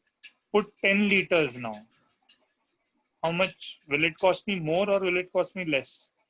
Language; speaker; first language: English; non-native, local second language; Hindi